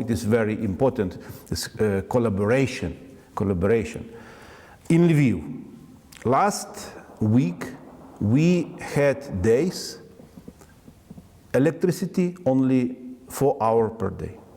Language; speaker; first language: English; non-native, learner; Ukrainian